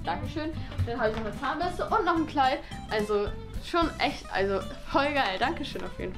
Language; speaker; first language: German; native; German